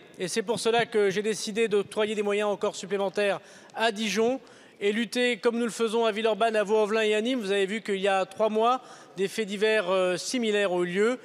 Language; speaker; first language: French; native; French